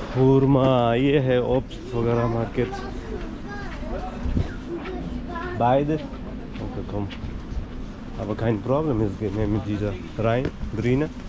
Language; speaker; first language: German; non-native, learner; Hindi